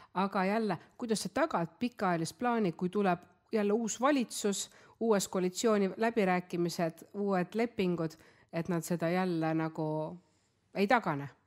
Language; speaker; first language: Estonian; non-native, local second language; Russian